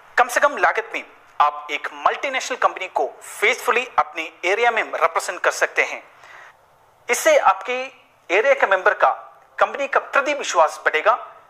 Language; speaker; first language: Hindi; non-native, local second language; Malayalam